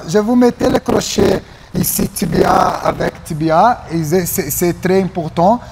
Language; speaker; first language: French; non-native, learner; Portuguese